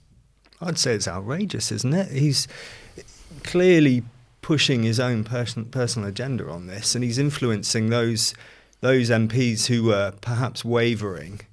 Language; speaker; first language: English; native; English